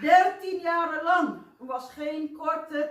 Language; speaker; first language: Dutch; non-native, fluent; Indonesian